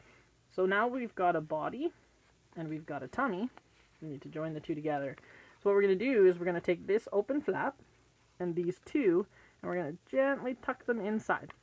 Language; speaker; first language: English; native; English